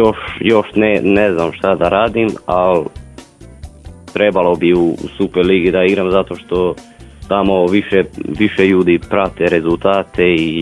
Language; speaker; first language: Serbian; non-native, local second language; Hungarian